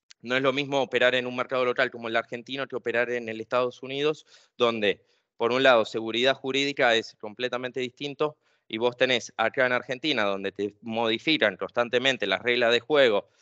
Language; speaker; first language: Spanish; native; Spanish